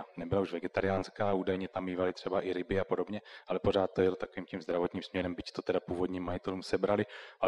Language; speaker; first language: Czech; native; Czech